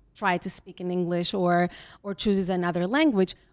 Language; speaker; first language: English; non-native, fluent; Greek